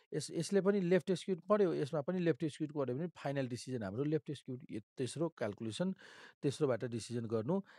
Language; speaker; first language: Nepali; non-native, local second language; Maithili